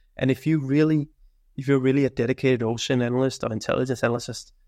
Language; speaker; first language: English; non-native, fluent; Danish